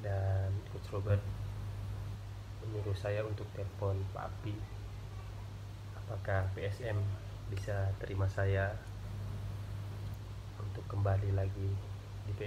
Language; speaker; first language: Indonesian; non-native, local second language; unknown